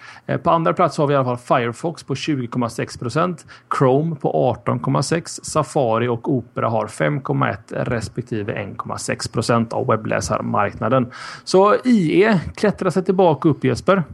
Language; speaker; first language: Swedish; native; Swedish